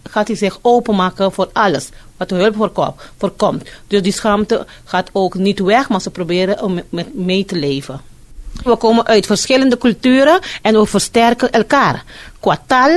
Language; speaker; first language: Dutch; non-native, fluent; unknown